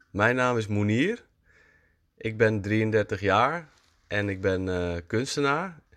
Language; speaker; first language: Dutch; native; Dutch